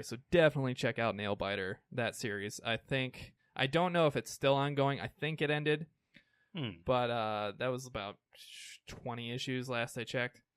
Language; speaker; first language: English; native; English